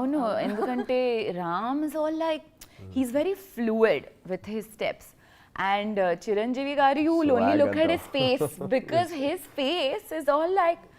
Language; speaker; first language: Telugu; non-native, fluent; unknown